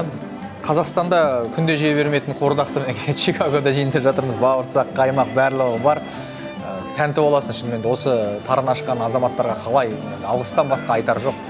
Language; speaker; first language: Kazakh; native; Kazakh